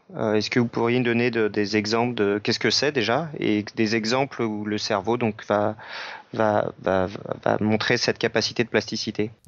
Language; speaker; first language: French; native; French